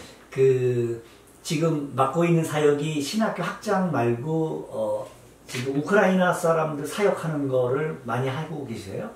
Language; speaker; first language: Korean; native; Korean